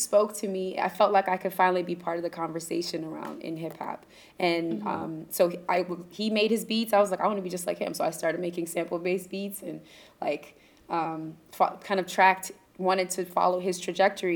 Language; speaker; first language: English; native; English